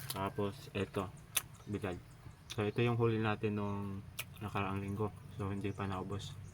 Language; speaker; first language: Filipino; non-native, local second language; Cebuano